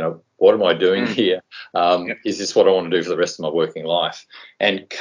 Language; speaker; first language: English; native; English